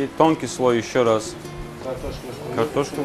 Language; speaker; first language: Russian; non-native, learner; Turkish